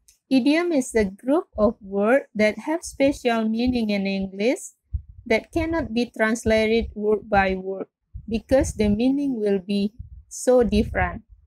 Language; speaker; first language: English; non-native, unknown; Indonesian